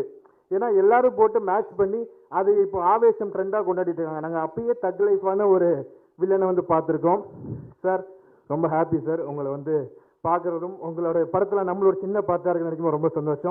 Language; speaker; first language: Tamil; native; Tamil